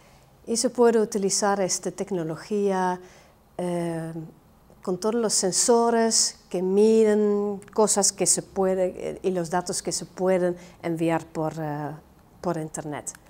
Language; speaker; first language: Spanish; non-native, fluent; Dutch